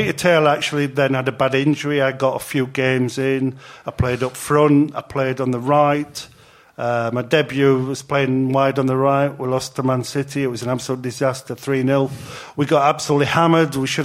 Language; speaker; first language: English; native; English